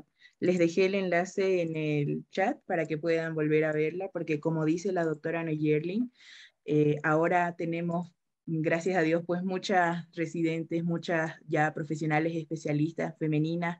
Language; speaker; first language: Spanish; native; Spanish